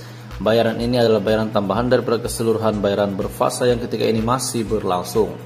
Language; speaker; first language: Malay; native; Malay